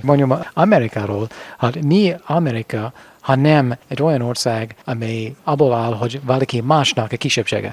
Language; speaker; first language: Hungarian; non-native, fluent; English